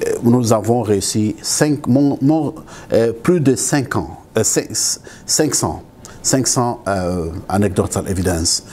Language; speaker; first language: French; non-native, local second language; Arabic